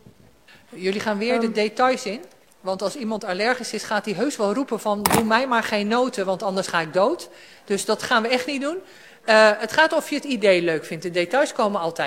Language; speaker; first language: Dutch; native; Dutch